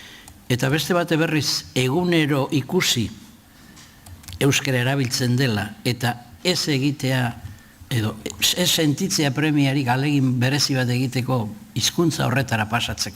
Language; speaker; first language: Basque; native; Basque